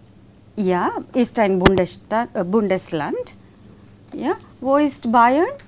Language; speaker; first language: German; non-native, fluent; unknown